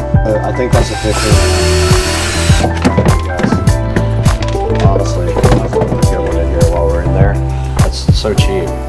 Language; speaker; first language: English; native; English